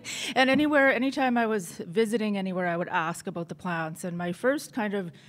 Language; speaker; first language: English; native; English